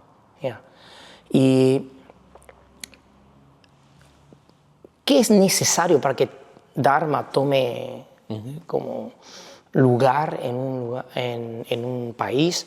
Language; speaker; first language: Spanish; non-native, fluent; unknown